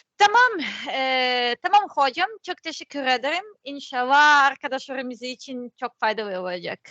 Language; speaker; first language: Turkish; non-native, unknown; Serbian